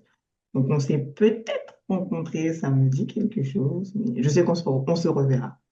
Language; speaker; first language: French; native; French